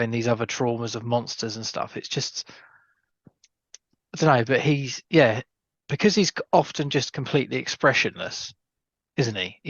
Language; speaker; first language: English; native; English